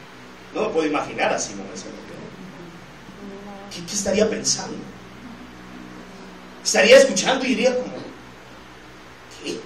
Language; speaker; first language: Spanish; native; Spanish